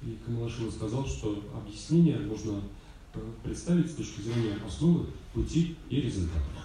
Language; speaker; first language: Russian; native; Russian